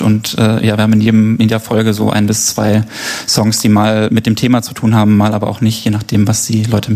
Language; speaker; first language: German; native; German